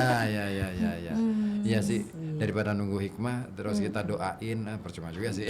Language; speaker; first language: Indonesian; native; Indonesian